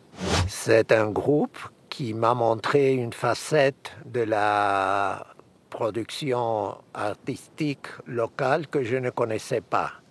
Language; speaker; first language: French; early bilingual, heritage; Spanish